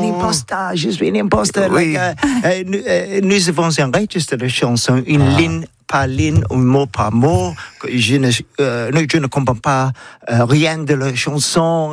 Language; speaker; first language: French; non-native, learner; English